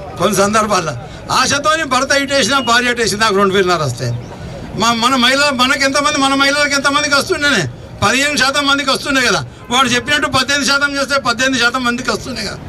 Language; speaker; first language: Telugu; native; Telugu